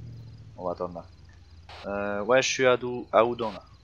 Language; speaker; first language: French; native; French